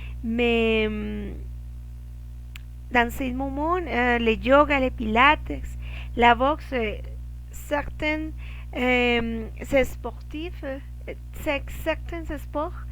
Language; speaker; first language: French; non-native, learner; Spanish